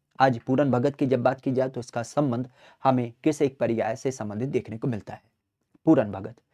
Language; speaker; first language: Hindi; native; Hindi